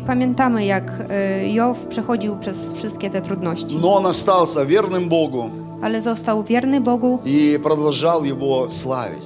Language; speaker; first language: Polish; non-native, fluent; Russian